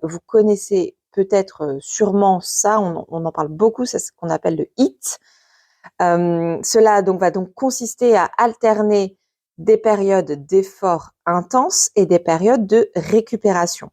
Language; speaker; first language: French; native; French